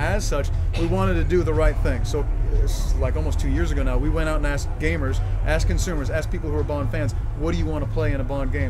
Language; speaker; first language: English; native; English